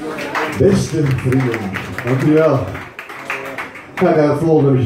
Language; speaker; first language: Dutch; native; Dutch